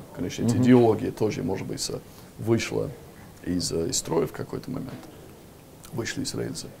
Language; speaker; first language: Russian; non-native, fluent; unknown